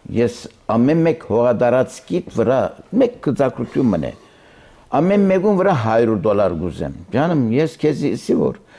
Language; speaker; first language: Armenian; early bilingual, heritage; Armenian